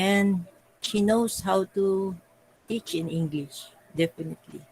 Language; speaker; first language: English; non-native, local second language; Filipino